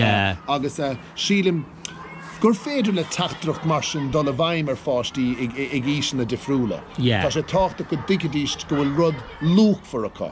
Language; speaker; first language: Irish; native; Irish